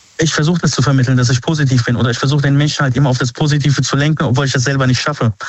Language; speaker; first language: German; early bilingual, other home language; Arabic